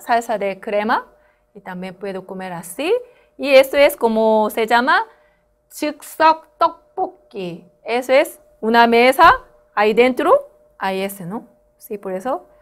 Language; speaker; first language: Spanish; non-native, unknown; Korean